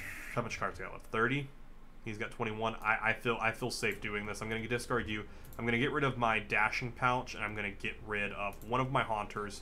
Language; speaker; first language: English; native; English